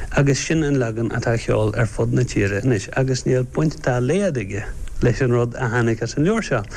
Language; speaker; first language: Irish; native; Irish